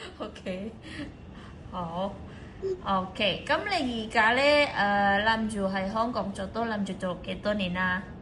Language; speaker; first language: Cantonese; native; Cantonese